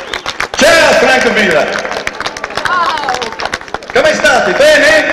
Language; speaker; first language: Italian; non-native, fluent; English